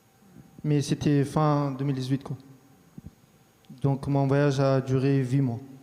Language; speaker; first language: French; early bilingual, other home language; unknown